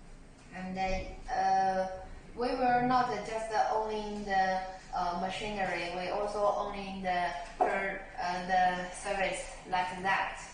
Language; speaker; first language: English; non-native, learner; Chinese